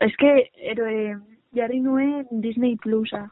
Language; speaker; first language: Basque; non-native, local second language; Spanish